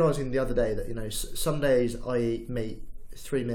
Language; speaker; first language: English; native; English